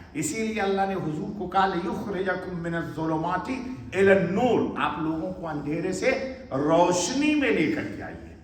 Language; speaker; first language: Urdu; native; Urdu